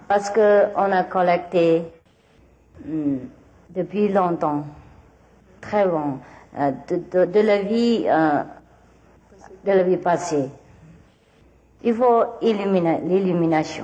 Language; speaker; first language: French; non-native, learner; Vietnamese